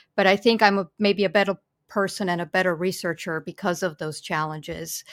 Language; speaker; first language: English; non-native, fluent; Romanian